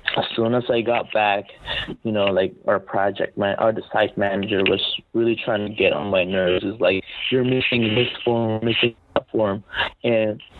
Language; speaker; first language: English; non-native, local second language; Filipino